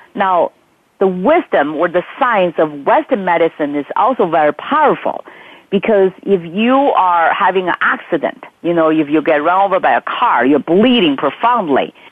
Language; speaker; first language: English; non-native, fluent; Chinese